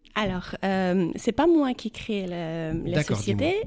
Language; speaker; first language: French; non-native, fluent; Ukrainian